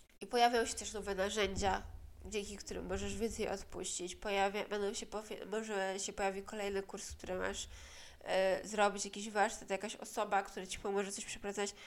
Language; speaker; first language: Polish; native; Polish